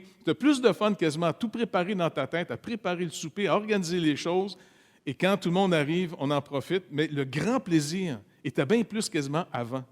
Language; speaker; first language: French; native; French